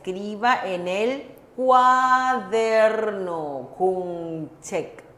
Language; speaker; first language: Spanish; non-native, fluent; Korean